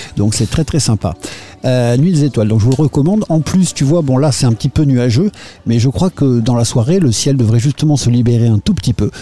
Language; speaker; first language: French; native; French